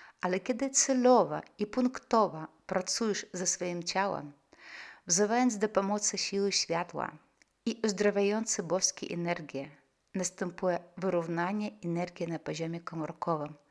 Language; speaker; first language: Polish; non-native, fluent; Russian